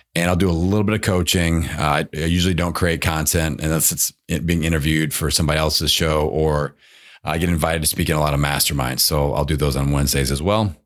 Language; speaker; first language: English; native; English